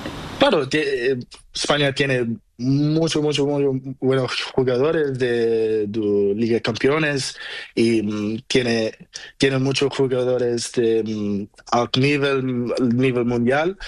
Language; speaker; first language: Spanish; non-native, learner; Portuguese